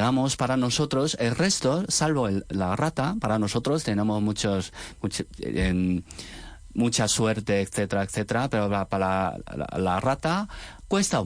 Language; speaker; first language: Spanish; non-native, fluent; Chinese